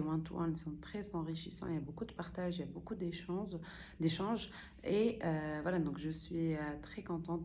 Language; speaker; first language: French; non-native, local second language; Arabic